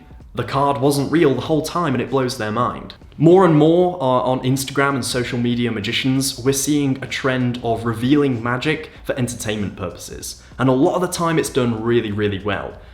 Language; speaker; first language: English; native; English